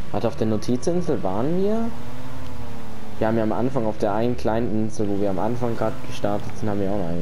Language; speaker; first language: German; native; German